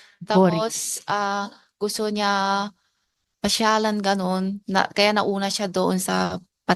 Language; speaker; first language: Filipino; non-native, learner; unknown